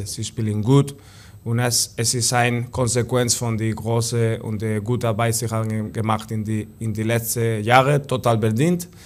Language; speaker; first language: German; non-native, fluent; Spanish